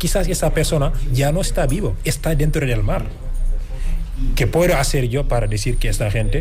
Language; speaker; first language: Spanish; non-native, fluent; Wolof